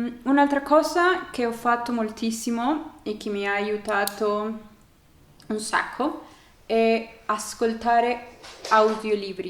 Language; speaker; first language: Italian; non-native, learner; Spanish